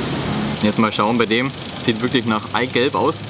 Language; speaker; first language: German; native; German